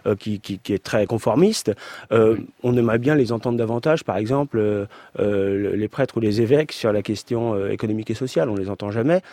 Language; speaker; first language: French; native; French